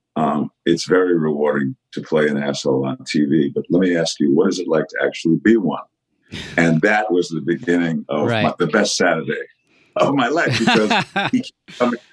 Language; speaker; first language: English; native; English